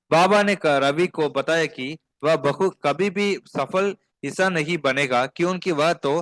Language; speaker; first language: Hindi; non-native, local second language; Tamil